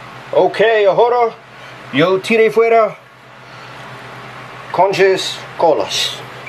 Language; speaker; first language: Spanish; non-native, learner; English